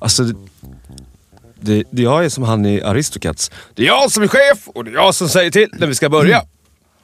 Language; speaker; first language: Swedish; native; Swedish